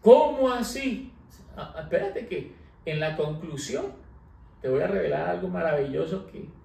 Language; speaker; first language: Spanish; native; Spanish